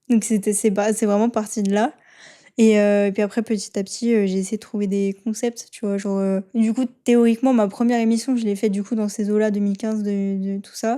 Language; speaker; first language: French; native; French